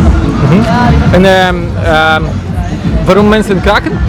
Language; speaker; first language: Dutch; non-native, learner; Polish